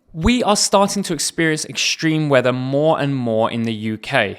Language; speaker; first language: English; native; English